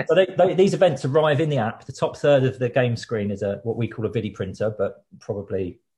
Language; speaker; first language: English; native; English